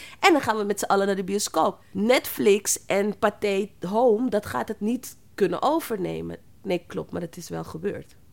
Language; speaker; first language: Dutch; native; Dutch